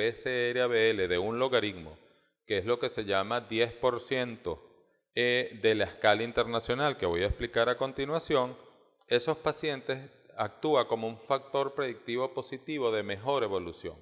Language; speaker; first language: Spanish; native; Spanish